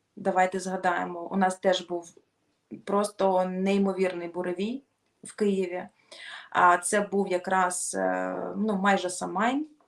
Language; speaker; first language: Ukrainian; non-native, local second language; Russian